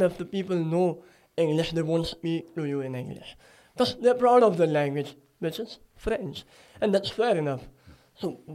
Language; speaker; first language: English; non-native, local second language; Gujarati